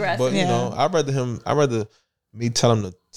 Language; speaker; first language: English; early bilingual, other home language; Italian